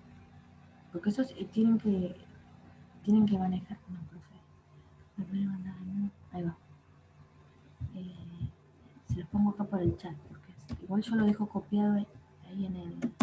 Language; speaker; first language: Spanish; native; Spanish